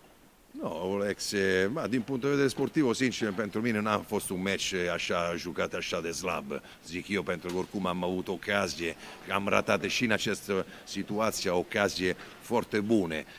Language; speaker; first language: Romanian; non-native, learner; Italian